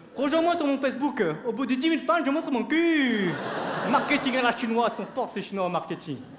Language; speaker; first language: French; early bilingual, other home language; Vietnamese